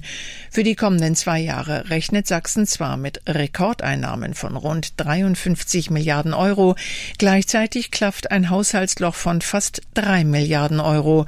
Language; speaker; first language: German; native; German